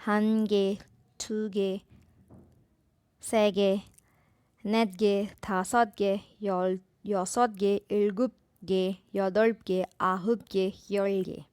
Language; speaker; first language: Korean; non-native, fluent; Urdu